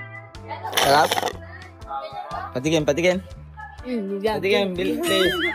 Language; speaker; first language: Filipino; non-native, learner; Spanish